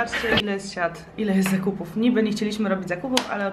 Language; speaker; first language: Polish; native; Polish